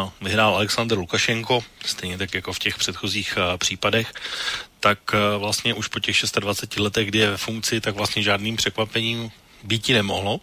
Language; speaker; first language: Czech; native; Czech